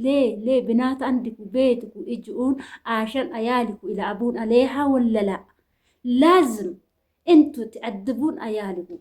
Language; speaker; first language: Arabic; non-native, learner; Oromo